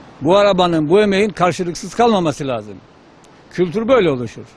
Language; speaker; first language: Turkish; native; Turkish